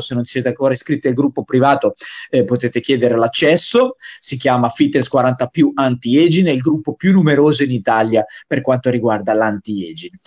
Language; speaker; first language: Italian; native; Italian